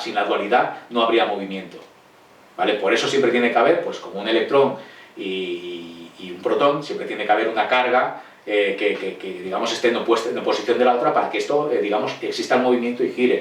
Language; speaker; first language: Spanish; native; Spanish